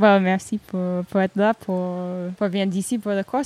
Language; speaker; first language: French; non-native, learner; English